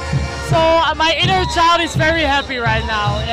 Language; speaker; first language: English; non-native, fluent; Dutch